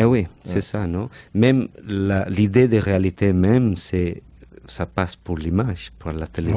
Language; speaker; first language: French; non-native, fluent; Catalan